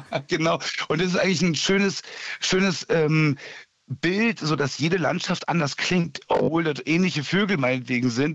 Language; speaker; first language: German; native; German